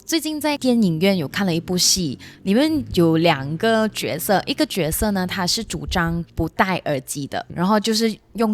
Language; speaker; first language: Chinese; non-native, local second language; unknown